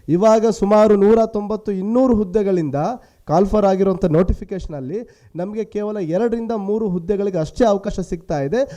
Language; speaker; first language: Kannada; non-native, local second language; Lambadi